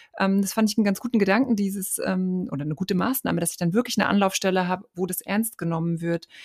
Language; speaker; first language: German; native; German